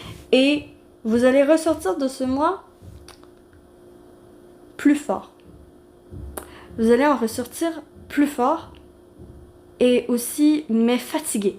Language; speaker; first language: French; native; French